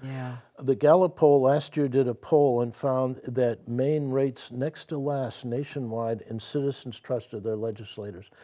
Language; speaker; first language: English; native; English